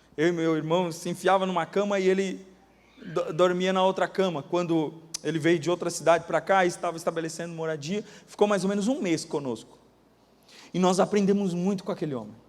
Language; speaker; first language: Portuguese; native; Portuguese